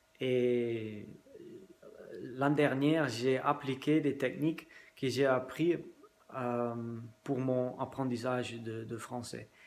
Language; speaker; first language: French; non-native, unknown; Dutch